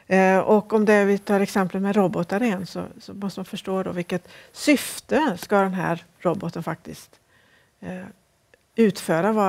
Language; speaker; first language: Swedish; native; Swedish